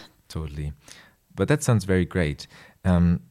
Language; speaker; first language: English; non-native, fluent; German